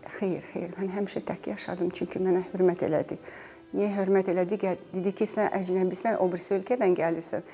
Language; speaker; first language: Azerbaijani; native; Azerbaijani